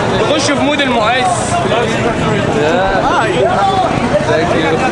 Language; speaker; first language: Arabic; native; Arabic